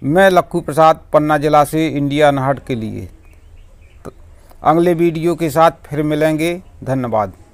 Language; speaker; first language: Hindi; native; Hindi